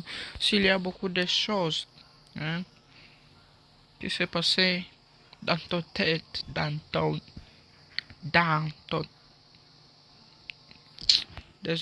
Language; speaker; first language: French; non-native, learner; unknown